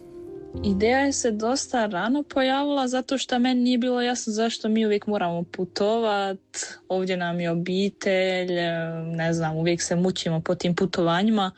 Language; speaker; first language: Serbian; early bilingual, heritage; Croatian